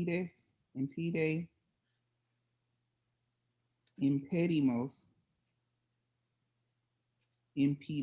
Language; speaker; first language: Spanish; non-native, learner; English